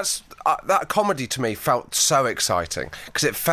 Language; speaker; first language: English; native; English